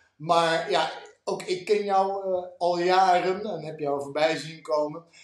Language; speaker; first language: Dutch; native; Dutch